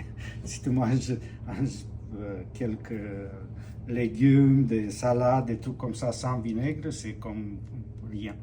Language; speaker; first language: French; non-native, fluent; Romanian